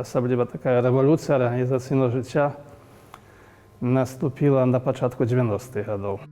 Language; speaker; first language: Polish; non-native, local second language; Belarusian